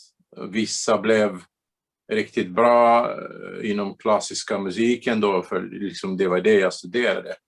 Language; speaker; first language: Swedish; non-native, fluent; Bulgarian